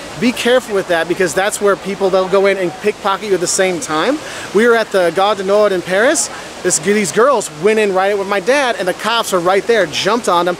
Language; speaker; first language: English; native; English